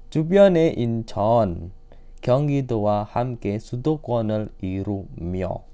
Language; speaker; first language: Korean; non-native, fluent; Indonesian